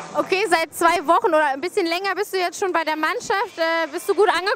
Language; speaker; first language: German; native; German